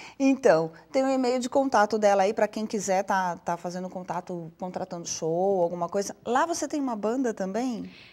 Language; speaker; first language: Portuguese; native; Portuguese